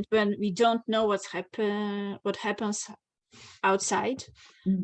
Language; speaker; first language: English; non-native, fluent; Russian